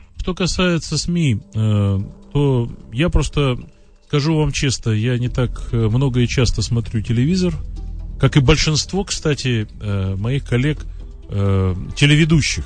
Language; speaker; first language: Russian; native; Russian